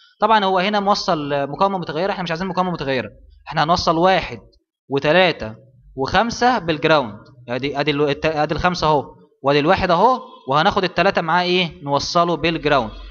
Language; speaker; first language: Arabic; native; Arabic